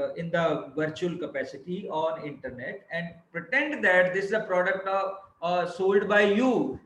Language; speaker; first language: English; non-native, local second language; Punjabi